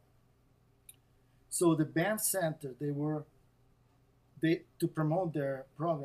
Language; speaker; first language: English; non-native, fluent; Russian